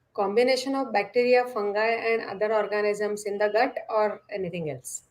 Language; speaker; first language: English; non-native, local second language; Marathi